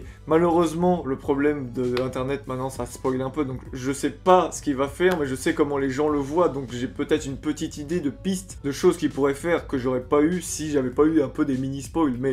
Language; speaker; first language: French; native; French